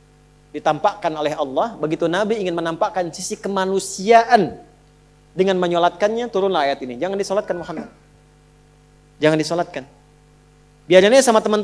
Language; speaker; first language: Indonesian; native; Indonesian